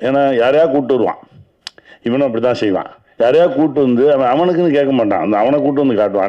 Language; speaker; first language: Tamil; native; Tamil